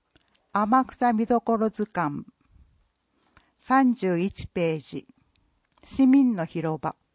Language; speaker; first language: Japanese; native; Japanese